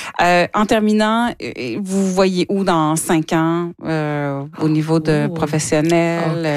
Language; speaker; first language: French; native; French